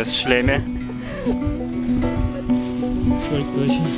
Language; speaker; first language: Russian; native; Russian